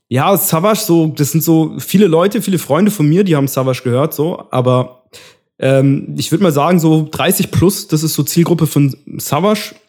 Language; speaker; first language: German; early bilingual, other home language; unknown